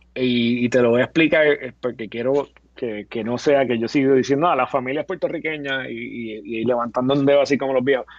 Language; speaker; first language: Spanish; native; Spanish